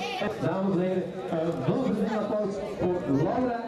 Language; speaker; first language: Dutch; native; Dutch